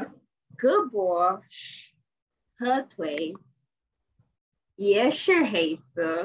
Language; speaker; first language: Chinese; non-native, learner; English